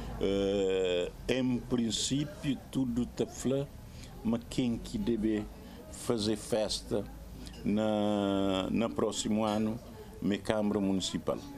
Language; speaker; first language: Portuguese; non-native, local second language; Kabuverdianu